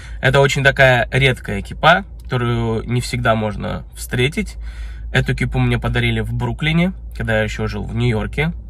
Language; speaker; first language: Russian; early bilingual, heritage; Russian